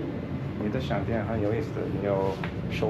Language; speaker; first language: Chinese; non-native, learner; English